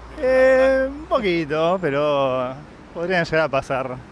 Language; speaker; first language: Spanish; native; Spanish